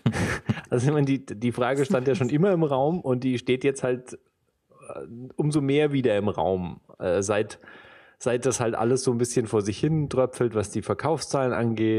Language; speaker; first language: German; native; German